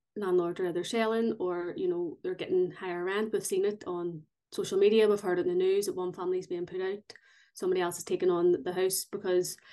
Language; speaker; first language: English; native; English